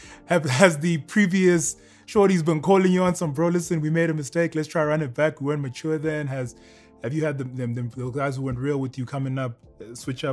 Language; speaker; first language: English; native; English